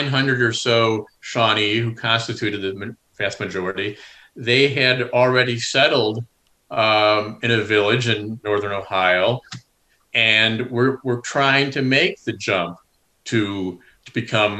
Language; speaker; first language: English; native; English